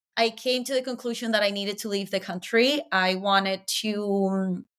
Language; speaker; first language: English; non-native, fluent; Spanish